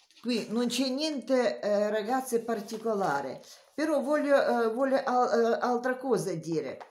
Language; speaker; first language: Italian; non-native, learner; Romanian